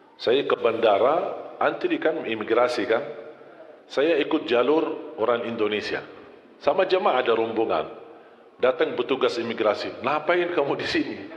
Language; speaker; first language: Malay; non-native, fluent; Arabic